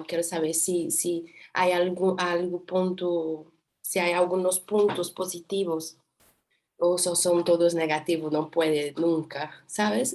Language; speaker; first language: Spanish; non-native, learner; Portuguese